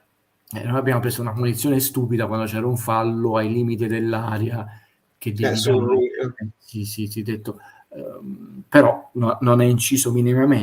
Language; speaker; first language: Italian; native; Italian